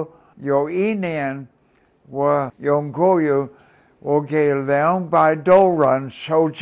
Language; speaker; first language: Chinese; non-native, fluent; English